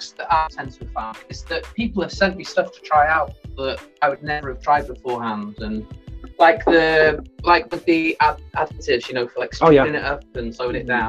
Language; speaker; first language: English; native; English